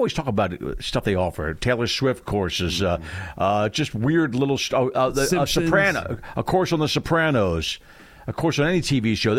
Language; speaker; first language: English; native; English